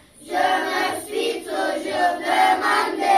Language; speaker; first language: French; non-native, learner; Turkish